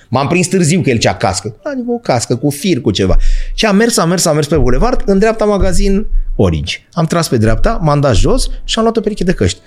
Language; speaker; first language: Romanian; native; Romanian